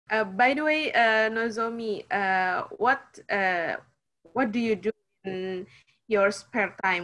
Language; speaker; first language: English; non-native, learner; Indonesian